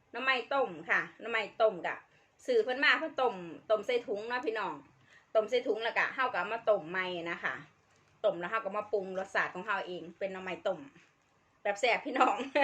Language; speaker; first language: Thai; native; Thai